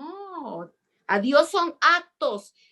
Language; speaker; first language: Spanish; native; Spanish